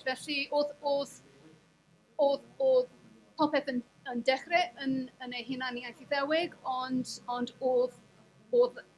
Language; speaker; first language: Welsh; non-native, fluent; English